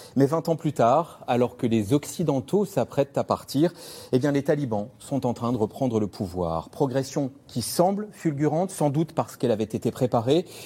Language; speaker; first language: French; native; French